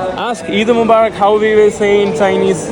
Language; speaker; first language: English; non-native, local second language; Malayalam